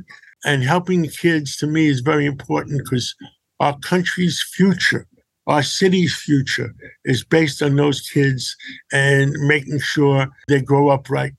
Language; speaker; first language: English; early bilingual, other home language; Greek